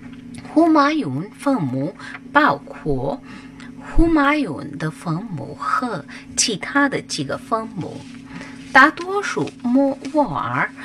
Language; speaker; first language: Chinese; non-native, fluent; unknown